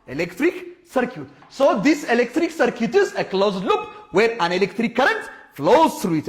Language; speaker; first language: English; non-native, local second language; Amharic